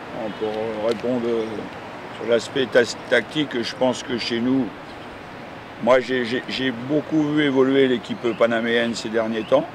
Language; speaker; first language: French; native; French